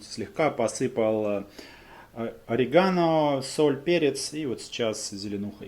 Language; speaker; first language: Russian; native; Russian